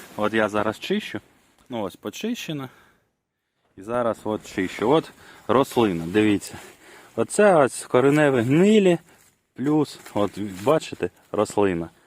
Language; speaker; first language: Ukrainian; non-native, local second language; Russian